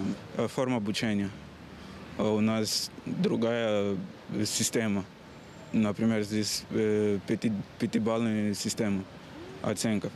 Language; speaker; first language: Russian; non-native, learner; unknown